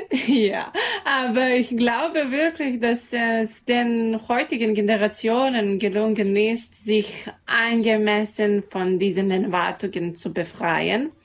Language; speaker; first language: German; non-native, learner; Serbian